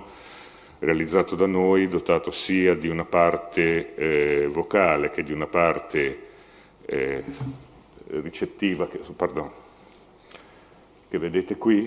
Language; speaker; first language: Italian; native; Italian